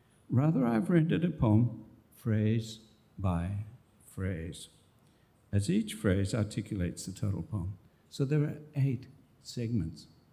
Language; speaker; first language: English; native; English